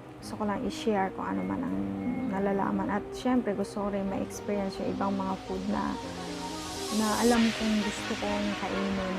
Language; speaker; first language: Filipino; non-native, local second language; Iloko